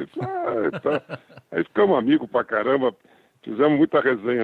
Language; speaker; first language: Portuguese; native; Portuguese